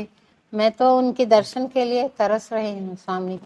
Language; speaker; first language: Hindi; non-native, local second language; Telugu